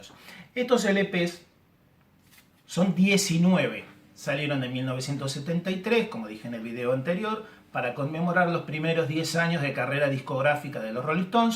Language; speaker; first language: Spanish; native; Spanish